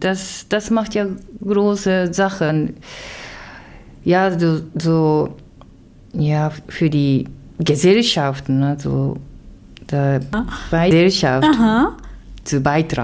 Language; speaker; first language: German; non-native, learner; Japanese